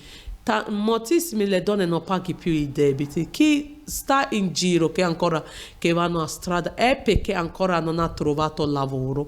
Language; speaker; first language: Italian; non-native, learner; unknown